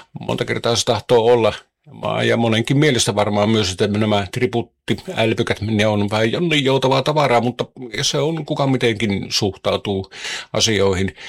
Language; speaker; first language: Finnish; native; Finnish